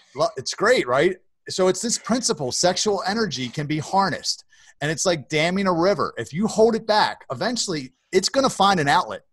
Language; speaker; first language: English; native; English